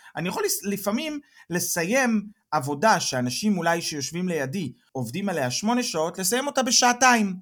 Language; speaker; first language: Hebrew; native; Hebrew